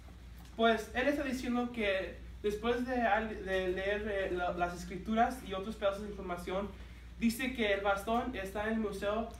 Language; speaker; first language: Spanish; non-native, learner; English